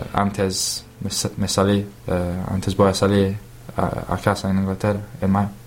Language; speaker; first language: Spanish; non-native, learner; English